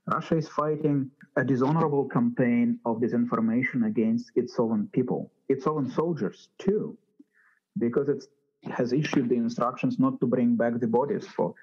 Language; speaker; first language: English; non-native, fluent; Ukrainian